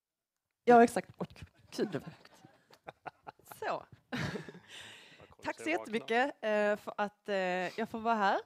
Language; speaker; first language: Swedish; native; Swedish